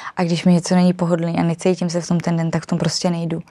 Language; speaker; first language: Czech; native; Czech